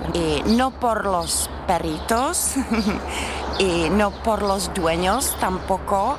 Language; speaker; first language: Spanish; non-native, learner; Czech